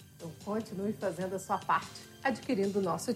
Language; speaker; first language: Portuguese; native; Portuguese